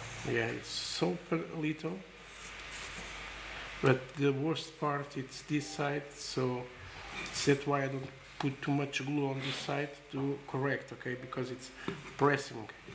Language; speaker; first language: English; non-native, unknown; Portuguese